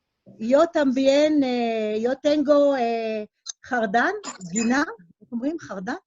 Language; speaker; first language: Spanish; non-native, learner; Hebrew